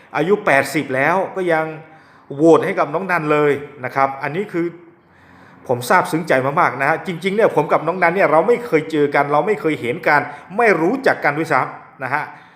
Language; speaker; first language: Thai; non-native, local second language; S'gaw Karen